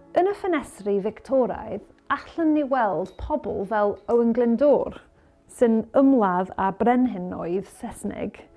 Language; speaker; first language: Welsh; non-native, learner; English